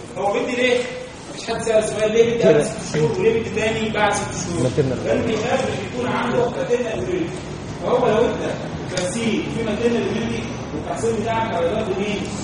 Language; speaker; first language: Arabic; native; Arabic